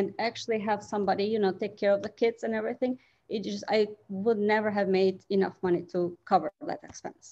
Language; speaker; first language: English; non-native, fluent; Albanian